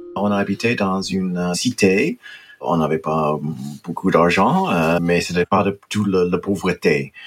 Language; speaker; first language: French; non-native, fluent; English